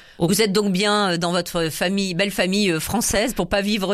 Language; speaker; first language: French; native; French